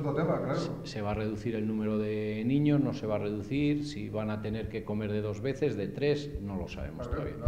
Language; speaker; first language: Spanish; native; Spanish